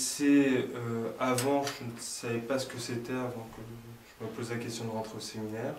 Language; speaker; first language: French; native; French